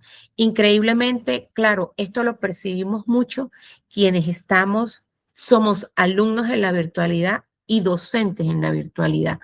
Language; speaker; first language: Spanish; native; Spanish